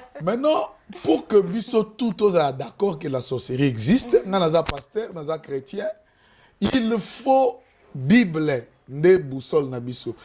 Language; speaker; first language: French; non-native, local second language; Lingala